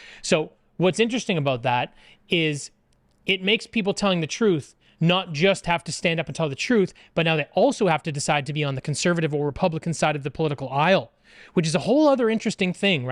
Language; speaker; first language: English; native; English